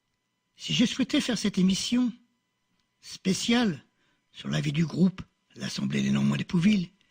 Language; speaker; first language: French; native; French